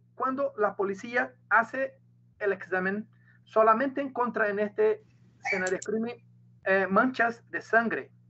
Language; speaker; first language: Spanish; non-native, learner; Portuguese